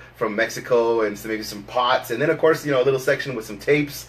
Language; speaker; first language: English; native; English